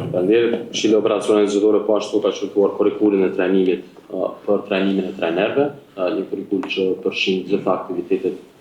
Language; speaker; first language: Albanian; native; Albanian